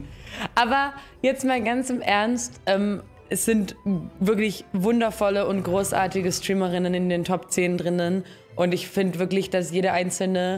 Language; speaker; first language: German; native; German